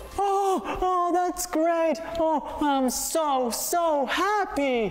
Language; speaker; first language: English; non-native, learner; Spanish